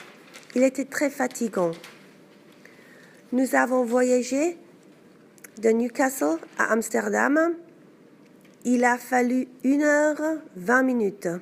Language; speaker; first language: French; non-native, learner; English